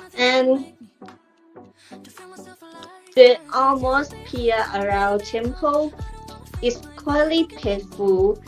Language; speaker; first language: English; non-native, learner; Thai